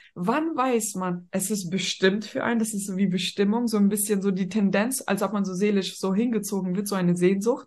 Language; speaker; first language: German; native; German